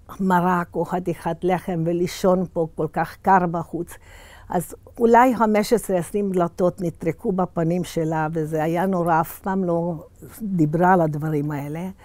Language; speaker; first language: Hebrew; early bilingual, other home language; Hungarian